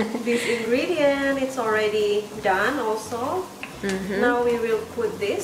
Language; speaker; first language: English; non-native, learner; Indonesian